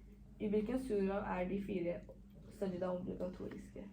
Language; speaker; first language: Norwegian; early bilingual, other home language; Urdu